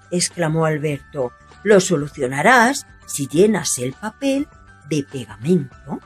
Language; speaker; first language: Spanish; native; Spanish